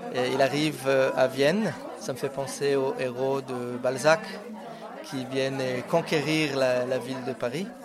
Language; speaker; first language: French; non-native, fluent; Hebrew